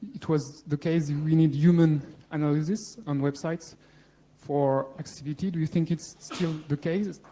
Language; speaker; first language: English; non-native, fluent; French